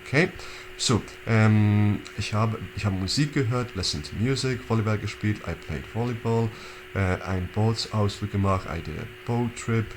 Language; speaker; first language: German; non-native, fluent; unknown